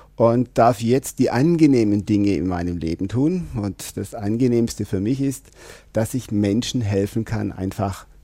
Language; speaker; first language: German; native; German